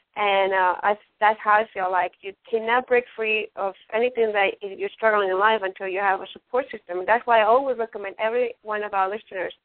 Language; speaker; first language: English; non-native, fluent; Spanish